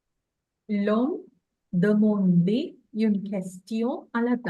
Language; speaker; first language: French; non-native, fluent; English